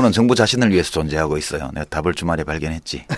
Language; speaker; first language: Korean; native; Korean